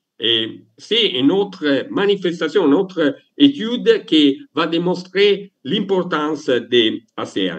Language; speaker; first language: French; non-native, learner; Italian